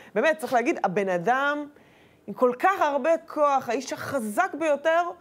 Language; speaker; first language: Hebrew; native; Hebrew